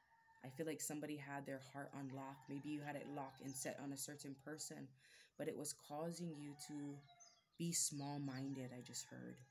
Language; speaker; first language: English; native; English